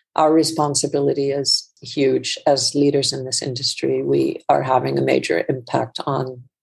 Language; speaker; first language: English; non-native, fluent; Icelandic